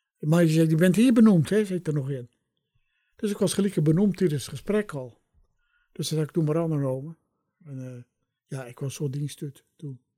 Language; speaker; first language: Dutch; native; Dutch